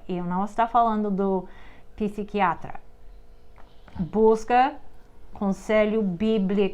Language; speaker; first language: Portuguese; non-native, fluent; English